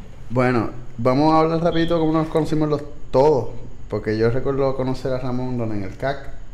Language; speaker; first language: Spanish; early bilingual, heritage; Spanish